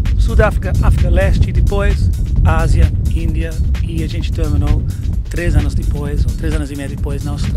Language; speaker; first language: Portuguese; non-native, fluent; English